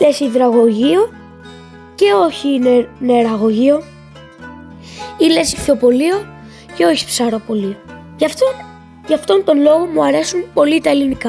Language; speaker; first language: Greek; early bilingual, heritage; Greek